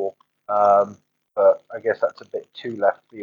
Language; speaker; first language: English; native; English